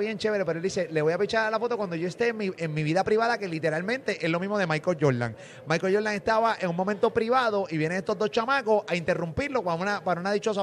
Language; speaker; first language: Spanish; native; Spanish